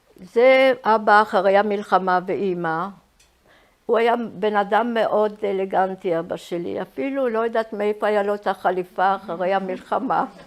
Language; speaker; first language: Hebrew; early bilingual, other home language; Polish